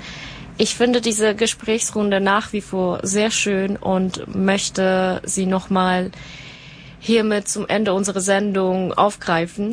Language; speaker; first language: German; native; German